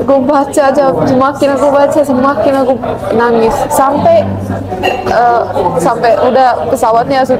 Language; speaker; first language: Indonesian; non-native, fluent; Finnish